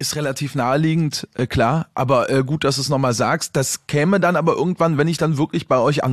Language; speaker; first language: German; native; German